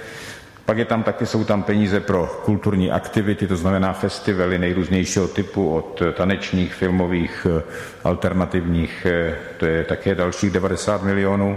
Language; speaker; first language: Czech; native; Czech